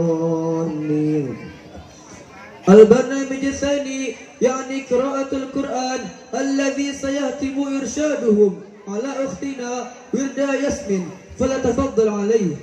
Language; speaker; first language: Arabic; non-native, learner; Indonesian